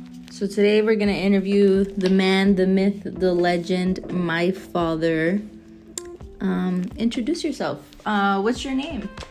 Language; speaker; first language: English; native; English